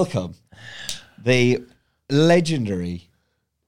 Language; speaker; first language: English; native; English